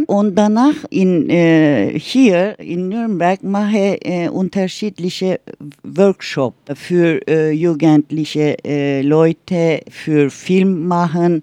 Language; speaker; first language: German; non-native, learner; Turkish